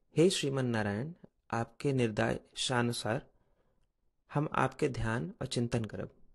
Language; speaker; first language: Hindi; native; Hindi